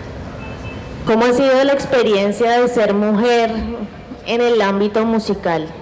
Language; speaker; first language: Spanish; native; Spanish